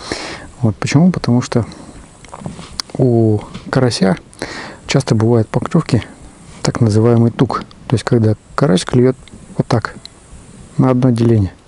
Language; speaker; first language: Russian; native; Russian